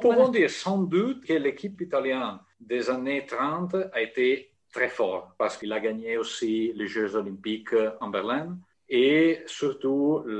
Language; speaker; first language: French; non-native, fluent; Italian